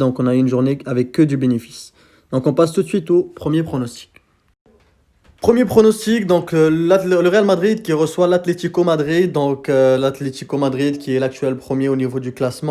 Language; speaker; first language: French; native; French